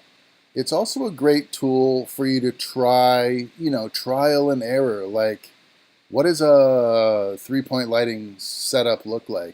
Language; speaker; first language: English; native; English